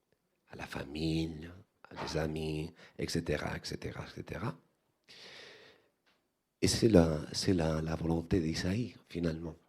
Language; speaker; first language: French; non-native, fluent; Spanish